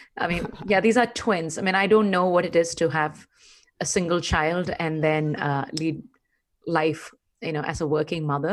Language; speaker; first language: English; non-native, local second language; Malayalam